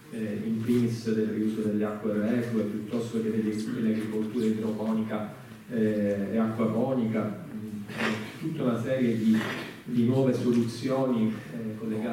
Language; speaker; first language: Italian; native; Italian